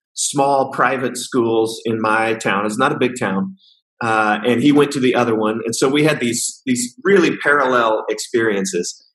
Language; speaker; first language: English; native; English